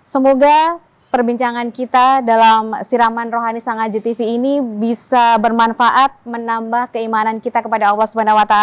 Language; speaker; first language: Indonesian; native; Indonesian